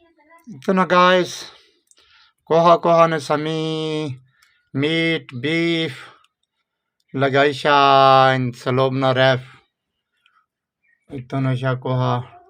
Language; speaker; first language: Filipino; non-native, learner; Urdu